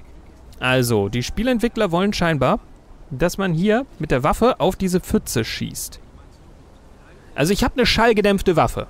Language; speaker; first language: German; native; German